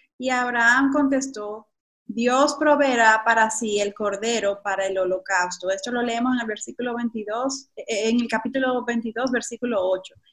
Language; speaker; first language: Spanish; native; Spanish